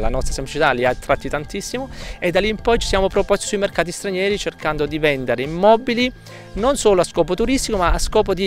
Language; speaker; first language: Italian; native; Italian